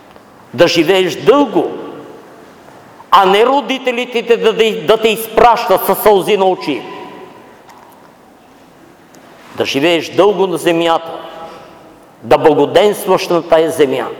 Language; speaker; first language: Bulgarian; native; Bulgarian